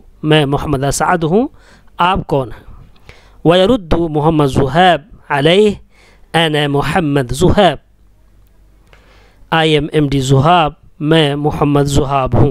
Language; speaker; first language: Urdu; native; Urdu